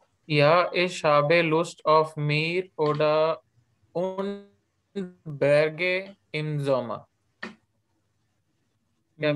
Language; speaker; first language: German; non-native, learner; Urdu